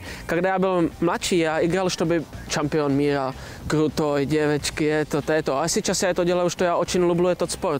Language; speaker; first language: Russian; non-native, learner; Czech